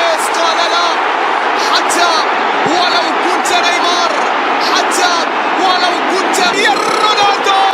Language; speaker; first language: Arabic; native; Arabic